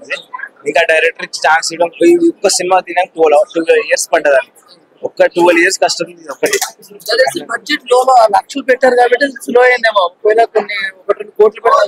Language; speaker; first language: Telugu; native; Telugu